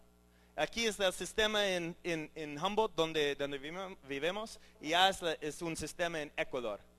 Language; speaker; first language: Spanish; non-native, learner; English